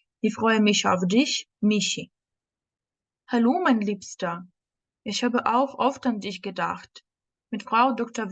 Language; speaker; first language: German; non-native, fluent; Ukrainian